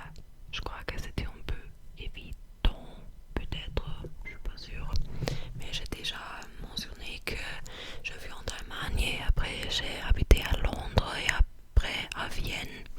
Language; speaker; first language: French; non-native, fluent; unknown